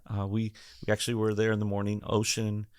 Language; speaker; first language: English; native; English